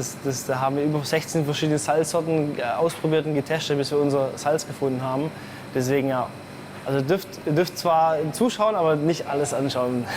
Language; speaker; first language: German; native; German